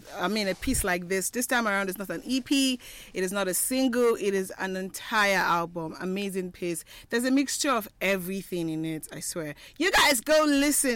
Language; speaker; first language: English; non-native, local second language; Igbo